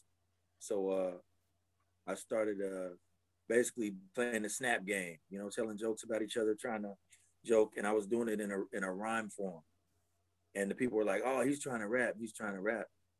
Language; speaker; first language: English; native; English